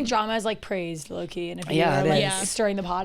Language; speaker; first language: English; native; English